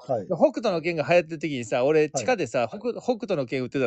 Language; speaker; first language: Japanese; native; Japanese